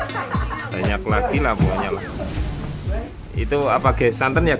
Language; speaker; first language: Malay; non-native, local second language; Javanese